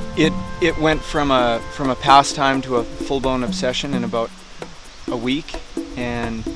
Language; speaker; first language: English; native; English